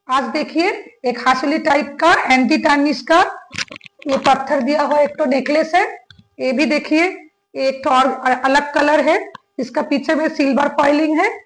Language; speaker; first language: Hindi; non-native, local second language; Bangla